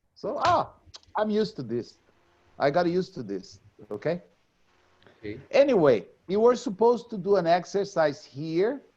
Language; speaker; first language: English; non-native, fluent; Portuguese